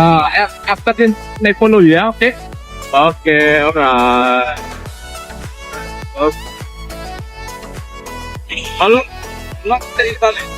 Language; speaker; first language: English; non-native, learner; Indonesian